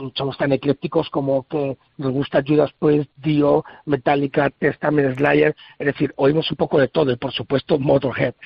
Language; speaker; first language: Spanish; native; Spanish